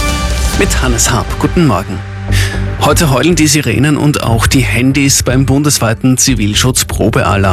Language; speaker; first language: German; native; German